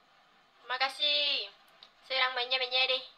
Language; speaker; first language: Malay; non-native, learner; Vietnamese